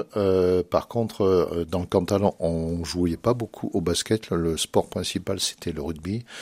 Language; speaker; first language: French; native; French